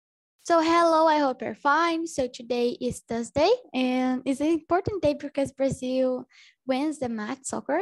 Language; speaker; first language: English; non-native, fluent; Portuguese